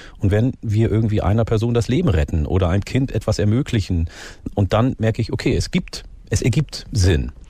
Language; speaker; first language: German; early bilingual, other home language; Oromo